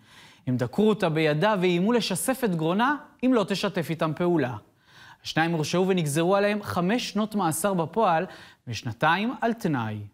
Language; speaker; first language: Hebrew; native; Hebrew